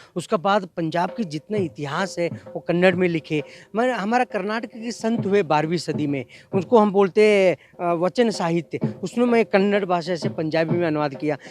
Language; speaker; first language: Hindi; non-native, local second language; Kannada